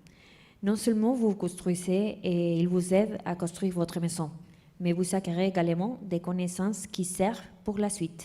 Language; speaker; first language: French; non-native, fluent; Spanish